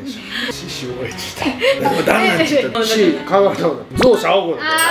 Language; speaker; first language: Chinese; non-native, fluent; Japanese